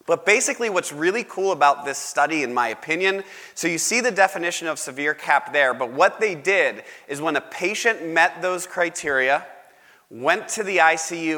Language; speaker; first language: English; native; English